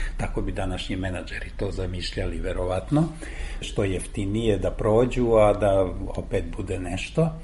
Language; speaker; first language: Serbian; non-native, local second language; Hungarian